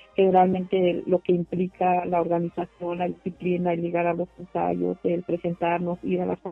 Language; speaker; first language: Spanish; non-native, local second language; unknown